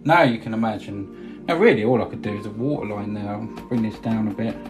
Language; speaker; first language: English; native; English